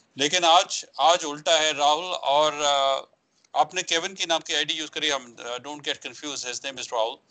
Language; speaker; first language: Hindi; non-native, local second language; Punjabi